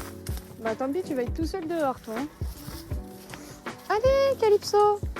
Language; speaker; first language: French; native; French